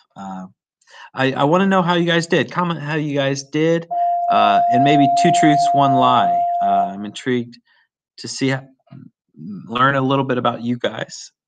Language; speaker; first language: English; native; English